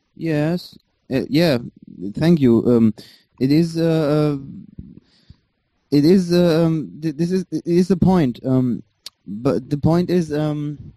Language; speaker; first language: English; non-native, fluent; German